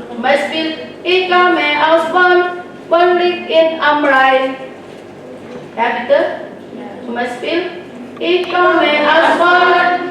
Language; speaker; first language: German; non-native, learner; Indonesian